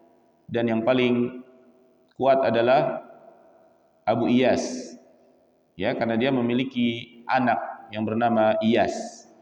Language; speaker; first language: Indonesian; native; Indonesian